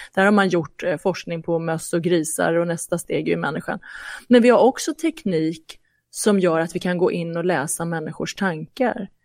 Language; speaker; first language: Swedish; early bilingual, other home language; Persian